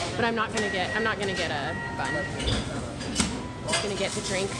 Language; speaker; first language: English; non-native, fluent; Dutch